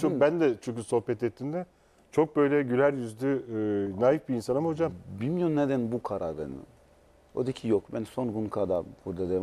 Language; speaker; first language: Turkish; non-native, learner; Portuguese